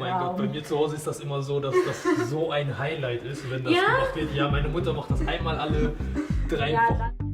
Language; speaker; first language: German; early bilingual, other home language; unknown